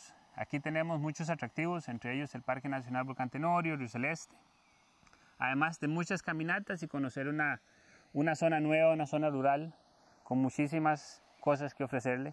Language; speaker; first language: Spanish; native; Spanish